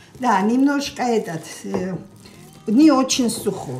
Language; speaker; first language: Russian; non-native, learner; Georgian